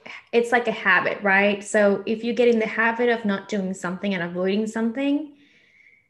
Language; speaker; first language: English; non-native, fluent; Spanish